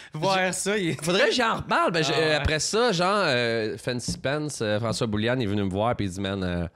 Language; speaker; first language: French; native; French